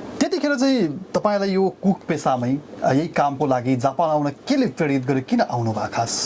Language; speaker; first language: Nepali; native; Nepali